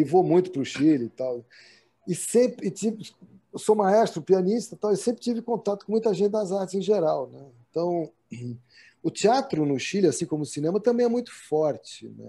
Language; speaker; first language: Portuguese; native; Portuguese